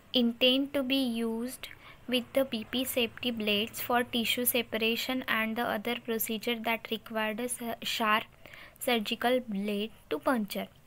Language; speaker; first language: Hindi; non-native, local second language; Marathi